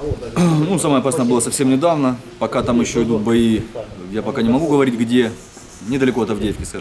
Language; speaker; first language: Russian; native; Russian